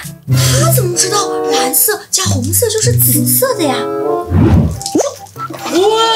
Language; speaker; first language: Chinese; native; Chinese